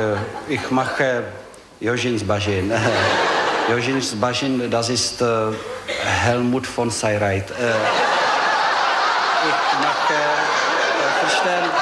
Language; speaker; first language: German; non-native, learner; Czech